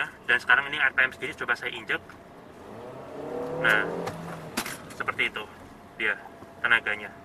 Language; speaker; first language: Indonesian; native; Indonesian